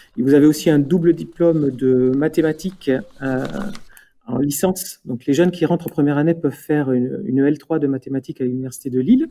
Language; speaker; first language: French; native; French